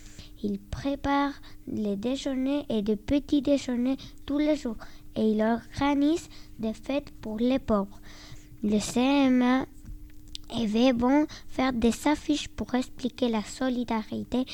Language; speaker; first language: French; non-native, learner; Spanish